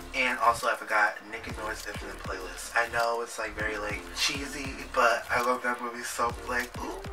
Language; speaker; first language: English; native; English